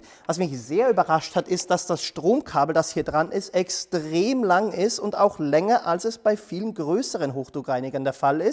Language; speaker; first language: German; native; German